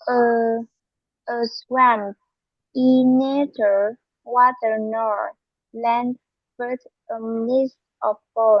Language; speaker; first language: English; non-native, learner; Vietnamese